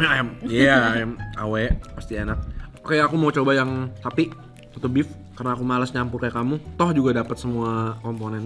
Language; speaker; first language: Indonesian; native; Indonesian